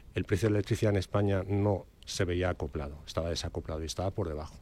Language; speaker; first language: Spanish; native; Spanish